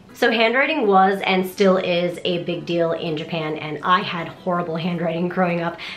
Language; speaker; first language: English; native; English